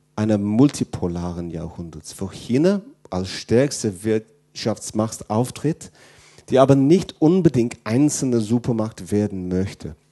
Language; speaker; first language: German; non-native, fluent; English